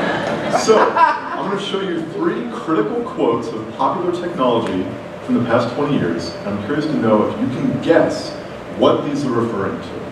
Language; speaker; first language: English; native; English